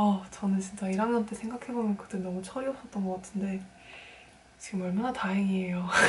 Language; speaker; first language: Korean; early bilingual, heritage; Korean